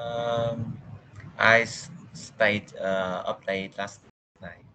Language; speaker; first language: English; non-native, learner; Vietnamese